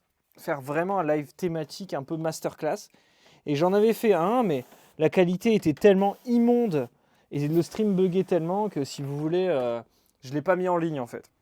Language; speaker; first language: French; native; French